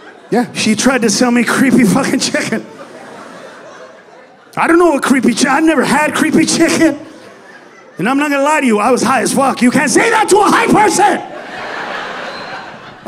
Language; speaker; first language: English; early bilingual, other home language; Spanish